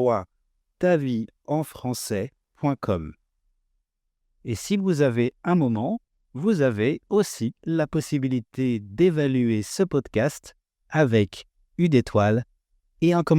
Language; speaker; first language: French; native; French